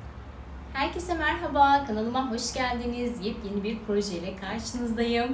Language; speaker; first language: Turkish; native; Turkish